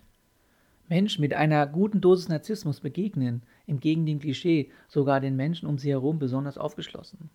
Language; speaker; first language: German; native; German